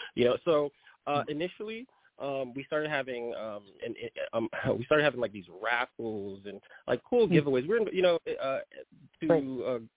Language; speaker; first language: English; early bilingual, other home language; Haitian Creole